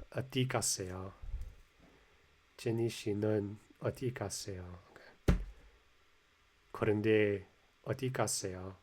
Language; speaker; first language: Korean; non-native, learner; English